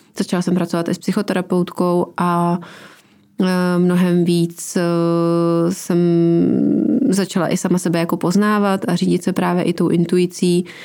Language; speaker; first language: Czech; native; Czech